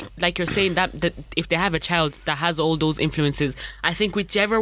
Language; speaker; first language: English; native; English